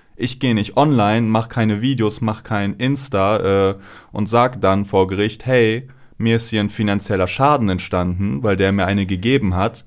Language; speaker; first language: German; native; German